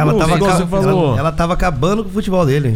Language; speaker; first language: Portuguese; native; Portuguese